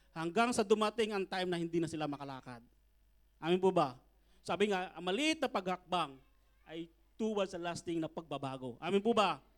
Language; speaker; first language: Filipino; native; Filipino